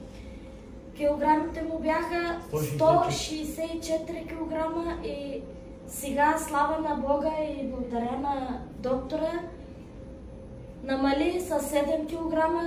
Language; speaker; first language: Bulgarian; non-native, local second language; Turkish